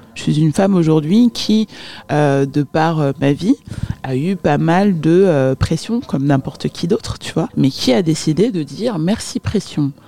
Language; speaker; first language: French; early bilingual, other home language; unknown